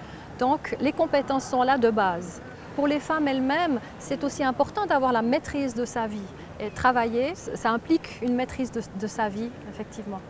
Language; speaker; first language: French; native; French